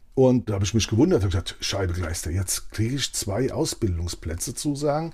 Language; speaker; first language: German; early bilingual, other home language; Italian